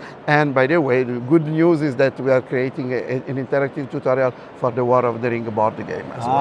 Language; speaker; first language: English; non-native, fluent; Italian